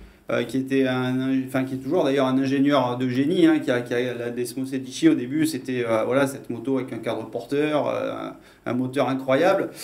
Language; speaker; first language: French; native; French